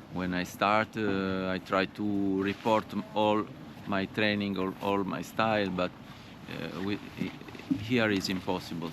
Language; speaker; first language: English; non-native, fluent; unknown